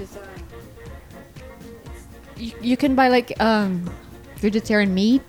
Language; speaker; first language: English; non-native, fluent; Portuguese